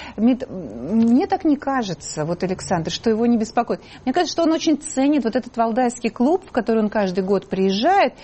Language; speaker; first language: Russian; native; Russian